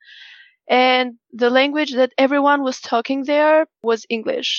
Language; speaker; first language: English; non-native, fluent; Albanian